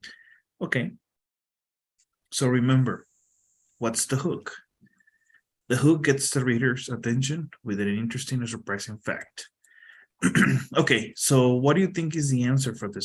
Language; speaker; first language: English; non-native, fluent; Spanish